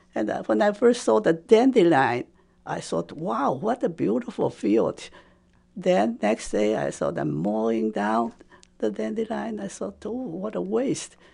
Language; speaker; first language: English; non-native, fluent; Japanese